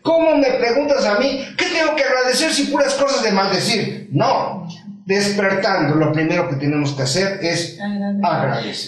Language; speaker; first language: Spanish; native; Spanish